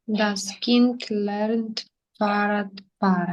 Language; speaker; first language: German; non-native, learner; Ukrainian